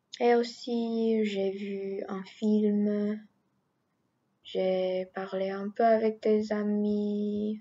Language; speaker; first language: French; non-native, learner; English